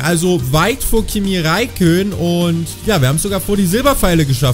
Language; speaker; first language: German; native; German